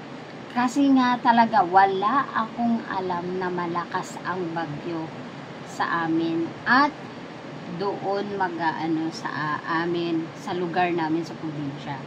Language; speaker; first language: Filipino; non-native, local second language; Cebuano